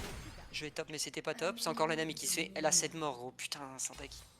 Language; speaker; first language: French; native; French